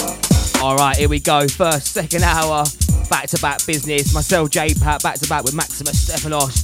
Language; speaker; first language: English; native; English